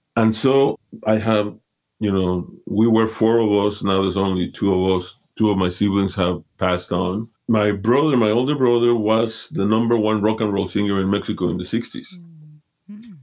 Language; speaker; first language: English; early bilingual, other home language; Spanish